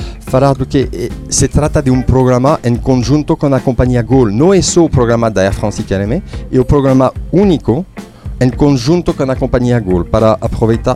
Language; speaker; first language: Portuguese; non-native, fluent; French